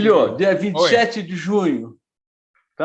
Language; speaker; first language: Portuguese; native; Portuguese